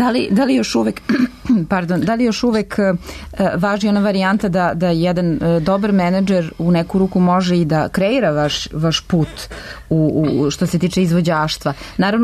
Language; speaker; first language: Serbian; native; Serbian